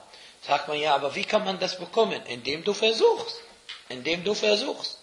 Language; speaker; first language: German; non-native, fluent; Arabic